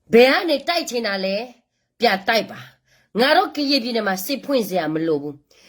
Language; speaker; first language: Burmese; non-native, local second language; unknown